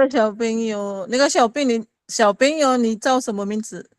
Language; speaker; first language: Chinese; non-native, learner; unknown